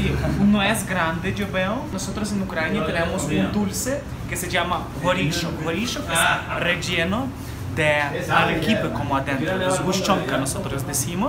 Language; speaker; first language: Spanish; non-native, fluent; Ukrainian